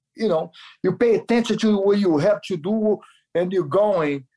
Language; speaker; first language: English; non-native, learner; Kyrgyz